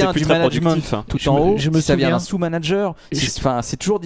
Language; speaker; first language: French; native; French